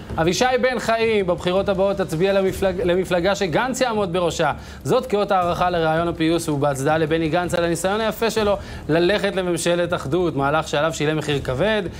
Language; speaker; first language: Hebrew; native; Hebrew